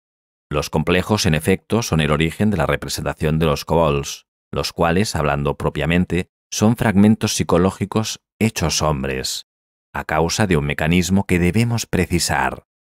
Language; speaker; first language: Spanish; native; Spanish